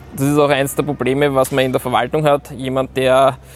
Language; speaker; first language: German; native; German